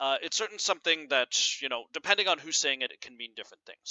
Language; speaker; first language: English; native; English